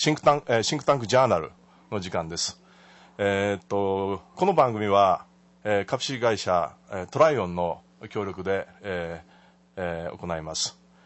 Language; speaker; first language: Japanese; native; Japanese